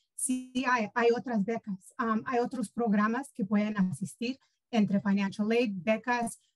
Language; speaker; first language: Spanish; early bilingual, heritage; Spanish